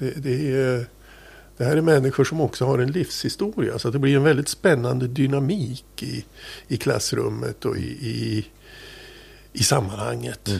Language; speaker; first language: Swedish; native; Swedish